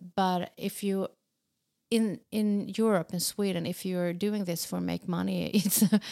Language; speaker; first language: English; non-native, fluent; Swedish